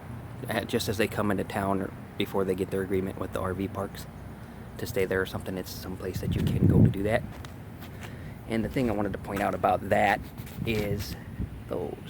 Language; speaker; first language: English; native; English